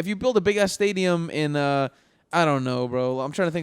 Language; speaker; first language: English; native; English